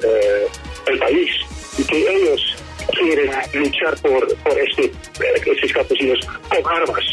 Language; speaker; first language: Spanish; non-native, learner; Dutch